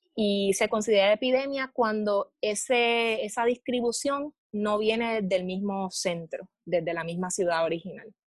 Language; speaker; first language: Spanish; native; Spanish